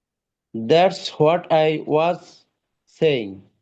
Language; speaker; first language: English; non-native, learner; Bangla